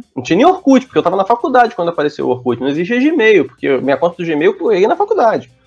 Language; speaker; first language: Portuguese; native; Portuguese